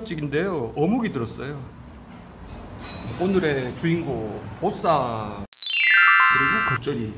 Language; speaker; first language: Korean; native; Korean